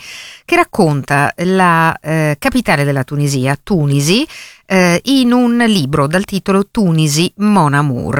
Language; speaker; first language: Italian; native; Italian